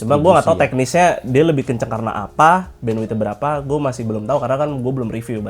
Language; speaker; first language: Indonesian; native; Indonesian